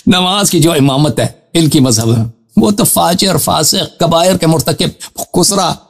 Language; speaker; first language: Urdu; non-native, fluent; Persian